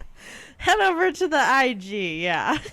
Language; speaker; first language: English; native; English